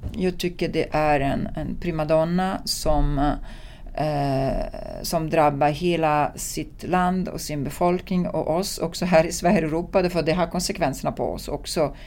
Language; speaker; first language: Swedish; non-native, fluent; Italian